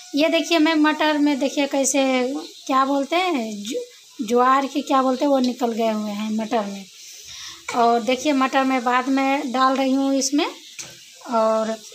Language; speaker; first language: Hindi; native; Hindi